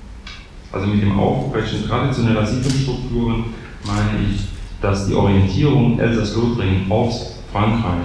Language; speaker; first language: German; native; German